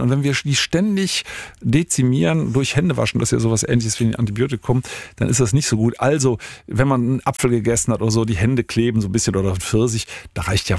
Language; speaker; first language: German; native; German